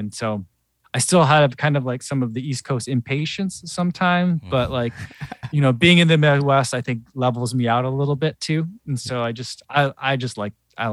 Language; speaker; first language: English; native; English